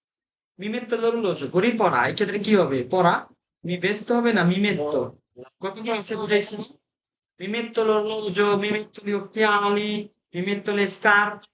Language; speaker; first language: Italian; non-native, fluent; Bangla